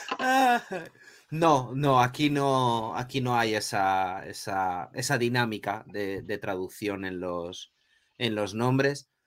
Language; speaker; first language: Spanish; early bilingual, other home language; Portuguese